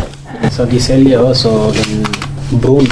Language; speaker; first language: Danish; non-native, learner; Tamil